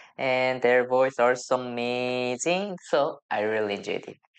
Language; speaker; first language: English; non-native, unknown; Korean